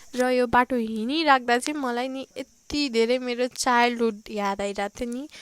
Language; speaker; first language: Nepali; native; Nepali